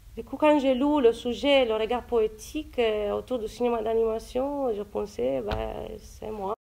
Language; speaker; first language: French; non-native, fluent; Italian